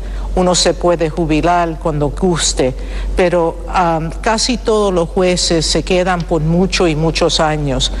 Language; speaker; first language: Spanish; early bilingual, heritage; Spanish